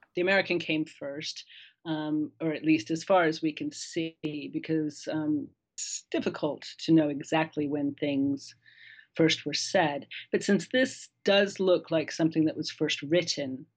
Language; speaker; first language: English; native; English